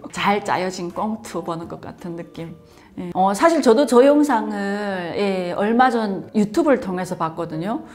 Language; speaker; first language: Korean; native; Korean